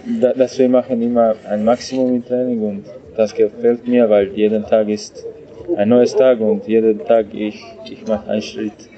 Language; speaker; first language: German; non-native, learner; Spanish